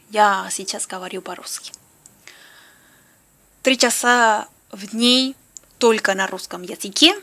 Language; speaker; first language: Russian; non-native, learner; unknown